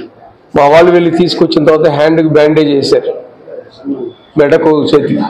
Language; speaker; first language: Telugu; native; Telugu